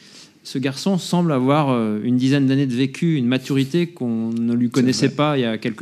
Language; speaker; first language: French; native; French